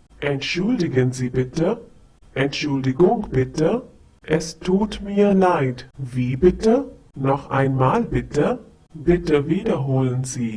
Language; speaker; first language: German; non-native, fluent; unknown